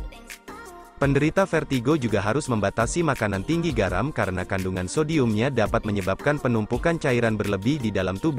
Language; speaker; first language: Indonesian; native; Indonesian